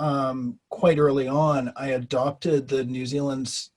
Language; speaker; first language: English; native; English